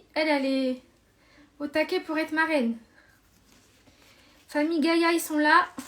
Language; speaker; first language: French; native; French